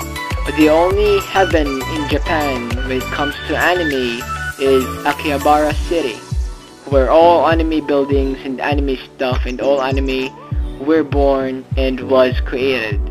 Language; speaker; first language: English; non-native, fluent; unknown